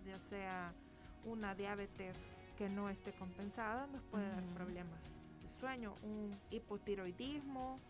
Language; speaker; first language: Spanish; native; Spanish